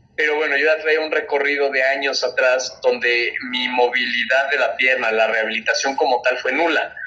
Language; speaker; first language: Spanish; native; Spanish